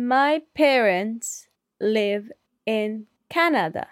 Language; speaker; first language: English; non-native, learner; Spanish